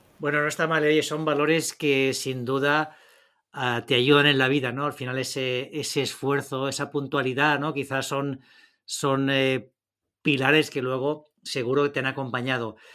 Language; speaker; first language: Spanish; native; Spanish